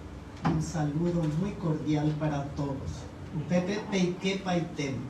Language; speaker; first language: Spanish; native; Spanish